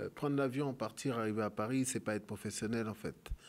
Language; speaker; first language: French; native; French